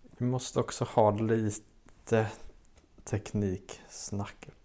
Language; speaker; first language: Swedish; native; Swedish